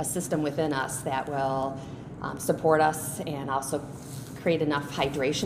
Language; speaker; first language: English; native; English